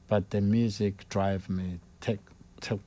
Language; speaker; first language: English; non-native, fluent; Malagasy